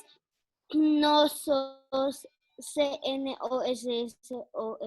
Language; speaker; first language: Spanish; native; Spanish